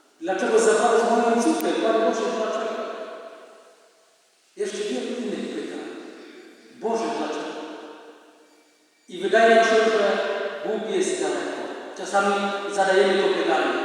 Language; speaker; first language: Polish; non-native, fluent; Indonesian